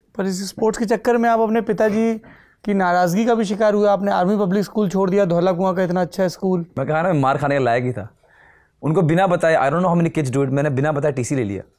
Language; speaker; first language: Hindi; non-native, local second language; Nepali